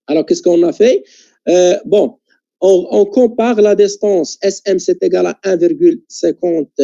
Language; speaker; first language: French; non-native, local second language; Arabic